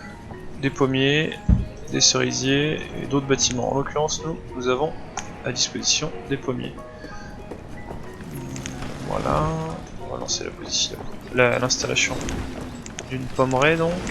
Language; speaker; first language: French; native; French